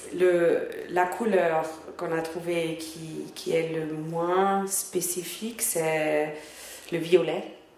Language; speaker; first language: French; non-native, fluent; German